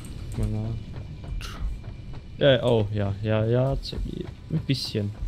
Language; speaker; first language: German; native; German